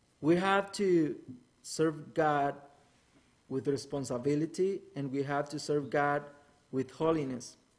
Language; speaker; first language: English; non-native, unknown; Spanish